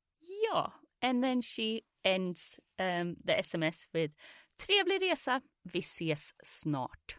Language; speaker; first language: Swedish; native; Swedish